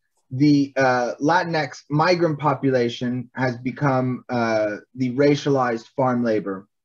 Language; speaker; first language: English; native; English